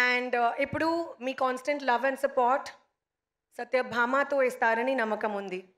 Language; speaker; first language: Telugu; non-native, local second language; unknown